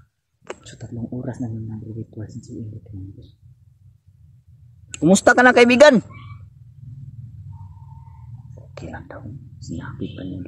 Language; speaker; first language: Filipino; non-native, local second language; Cebuano